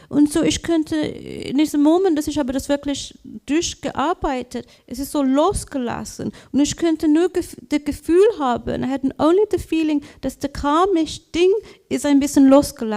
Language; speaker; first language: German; non-native, learner; English